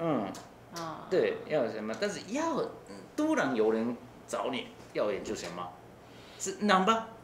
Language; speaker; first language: Chinese; non-native, learner; Japanese